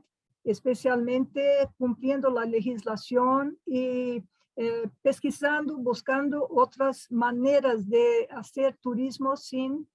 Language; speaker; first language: Spanish; non-native, fluent; Portuguese